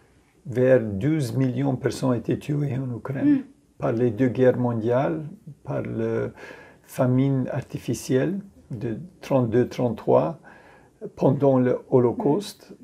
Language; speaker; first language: French; non-native, fluent; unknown